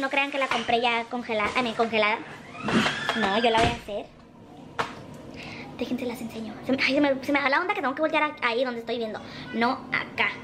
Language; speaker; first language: Spanish; native; Spanish